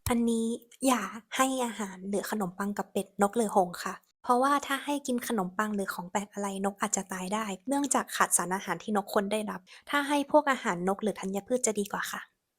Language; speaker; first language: Thai; native; Thai